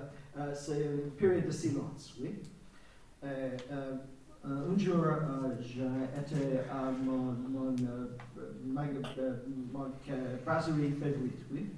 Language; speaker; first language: French; non-native, learner; English